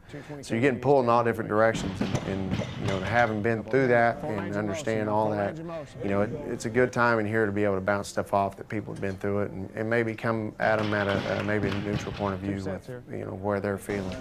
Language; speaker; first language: English; native; English